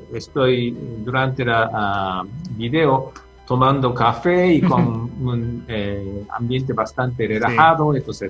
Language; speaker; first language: Spanish; non-native, fluent; Japanese